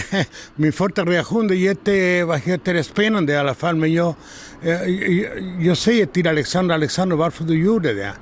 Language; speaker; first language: Swedish; non-native, learner; Spanish